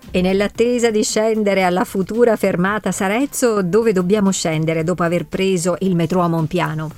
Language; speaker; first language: Italian; native; Italian